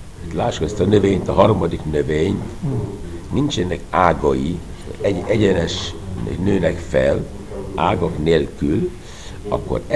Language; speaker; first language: Hungarian; non-native, fluent; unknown